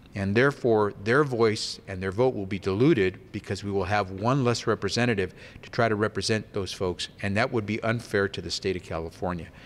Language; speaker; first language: English; early bilingual, other home language; Spanish